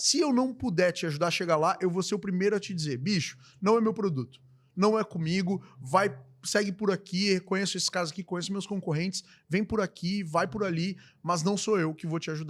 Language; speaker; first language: Portuguese; native; Portuguese